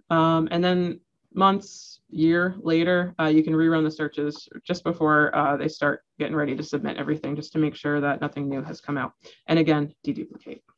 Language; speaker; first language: English; native; English